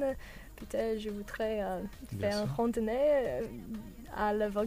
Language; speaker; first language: French; non-native, learner; English